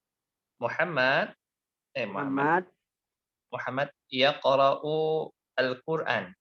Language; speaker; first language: Arabic; non-native, learner; Indonesian